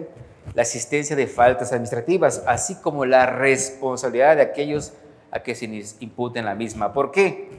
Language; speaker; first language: Spanish; native; Spanish